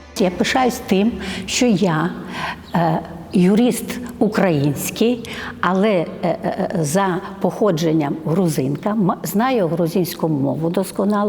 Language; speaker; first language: Ukrainian; non-native, fluent; Georgian